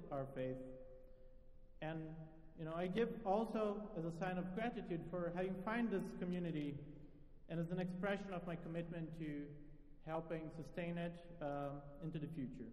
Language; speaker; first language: English; non-native, fluent; Portuguese